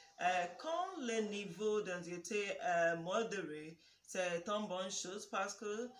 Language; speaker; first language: French; non-native, learner; English